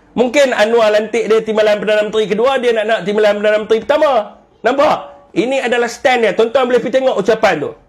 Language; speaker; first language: Malay; native; Malay